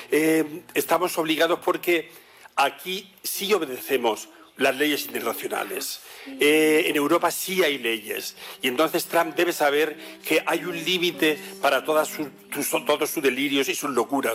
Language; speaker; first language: Spanish; native; Spanish